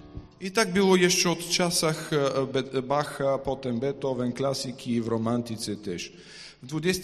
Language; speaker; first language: Polish; non-native, fluent; Ukrainian